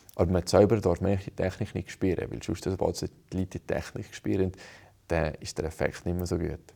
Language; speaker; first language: German; native; German